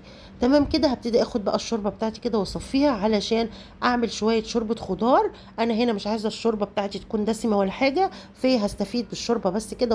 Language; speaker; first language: Arabic; native; Arabic